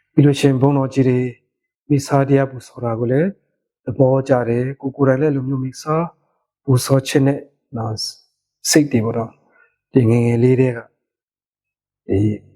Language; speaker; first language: Burmese; non-native, local second language; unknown